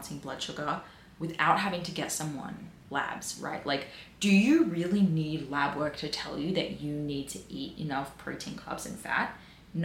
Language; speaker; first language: English; native; English